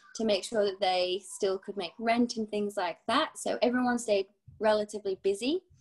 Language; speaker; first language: English; native; English